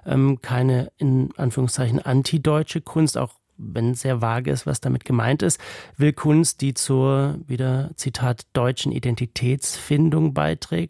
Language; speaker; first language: German; native; German